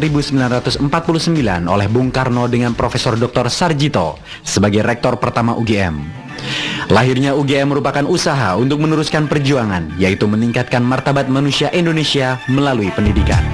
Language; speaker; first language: Indonesian; native; Indonesian